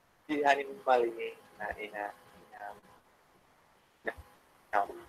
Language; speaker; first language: English; non-native, learner; Spanish